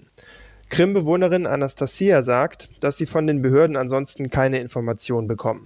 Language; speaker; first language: German; native; German